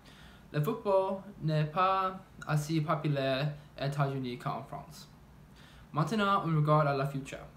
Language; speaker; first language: French; non-native, learner; English